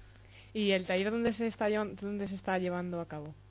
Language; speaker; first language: Spanish; native; Spanish